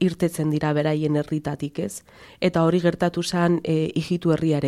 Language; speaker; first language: Basque; non-native, local second language; Spanish